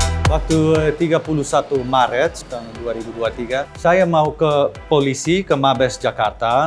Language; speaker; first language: Indonesian; non-native, fluent; Dutch